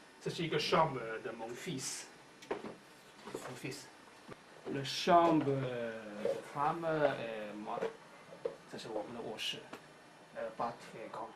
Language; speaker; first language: French; non-native, learner; Chinese